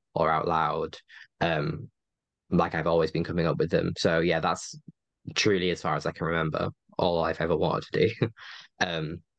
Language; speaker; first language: English; native; English